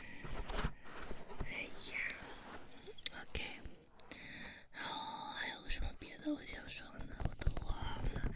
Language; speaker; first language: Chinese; early bilingual, heritage; Chinese